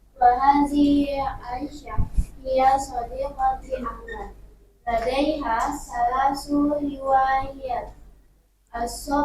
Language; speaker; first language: Arabic; non-native, learner; Indonesian